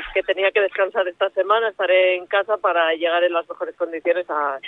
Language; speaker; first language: Spanish; native; Spanish